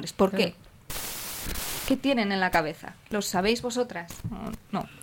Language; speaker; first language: Spanish; native; Spanish